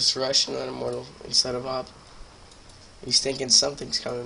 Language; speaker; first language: English; native; English